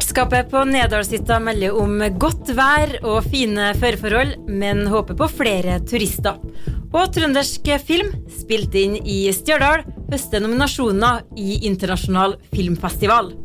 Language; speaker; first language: Norwegian; native; Norwegian